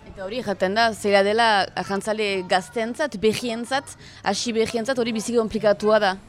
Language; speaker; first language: Basque; native; Basque